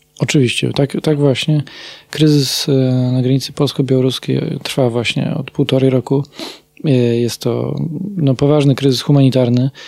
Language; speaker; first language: Polish; native; Polish